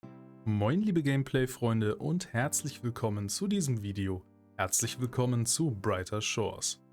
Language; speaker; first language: German; native; German